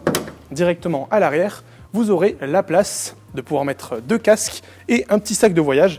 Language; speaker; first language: French; native; French